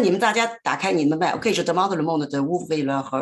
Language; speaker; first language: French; non-native, fluent; Chinese